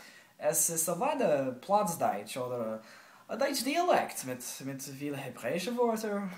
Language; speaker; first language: German; non-native, learner; English